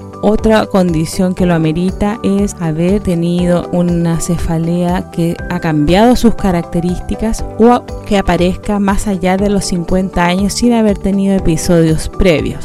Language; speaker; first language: Spanish; native; Spanish